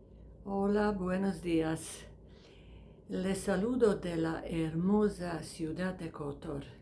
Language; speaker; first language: Spanish; non-native, fluent; Croatian